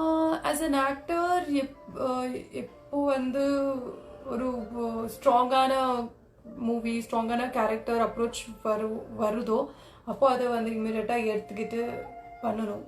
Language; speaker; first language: Tamil; non-native, local second language; Kannada